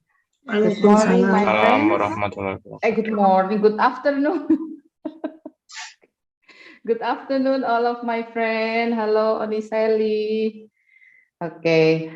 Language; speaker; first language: English; non-native, fluent; Indonesian